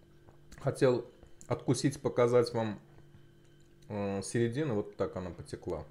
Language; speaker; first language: Russian; non-native, local second language; Azerbaijani